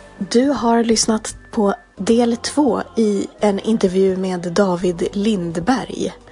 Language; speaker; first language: Swedish; native; Swedish